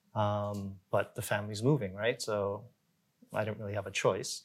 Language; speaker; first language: English; early bilingual, other home language; Korean